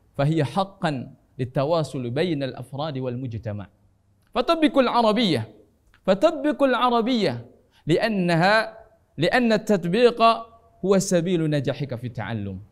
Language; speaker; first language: Arabic; non-native, fluent; Indonesian